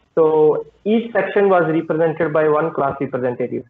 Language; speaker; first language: English; non-native, local second language; Punjabi